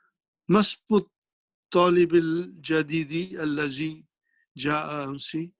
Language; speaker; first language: Arabic; non-native, fluent; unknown